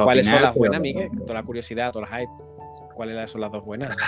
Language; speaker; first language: Spanish; native; Spanish